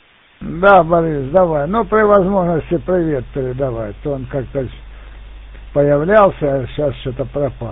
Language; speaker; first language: Russian; native; Russian